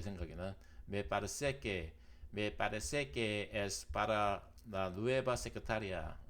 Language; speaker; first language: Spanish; non-native, learner; Korean